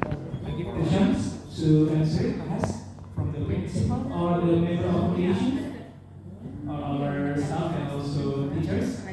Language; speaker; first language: English; non-native, fluent; Indonesian